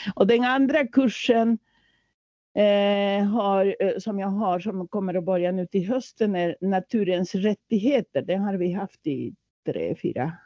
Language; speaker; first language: Swedish; non-native, fluent; Spanish